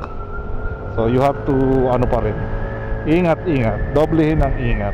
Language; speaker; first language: Filipino; native; Filipino